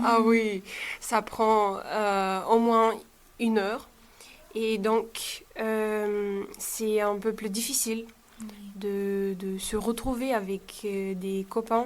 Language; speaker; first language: French; non-native, fluent; Bulgarian